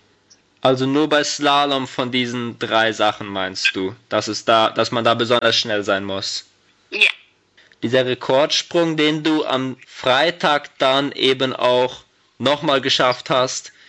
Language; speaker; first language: German; native; German